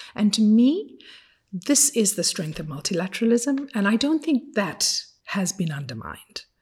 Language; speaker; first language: English; non-native, fluent; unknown